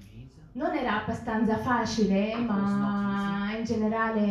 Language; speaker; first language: Italian; non-native, learner; Arabic